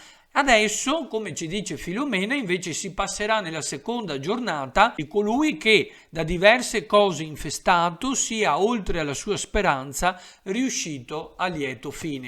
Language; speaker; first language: Italian; native; Italian